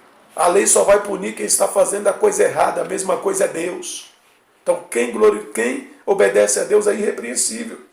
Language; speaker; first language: Portuguese; native; Portuguese